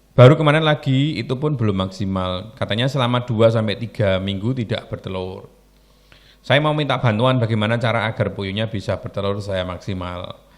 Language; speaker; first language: Indonesian; native; Indonesian